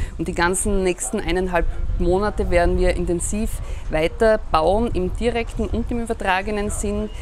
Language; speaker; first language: German; native; German